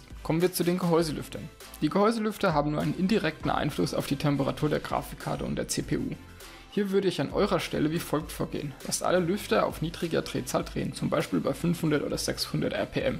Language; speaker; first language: German; native; German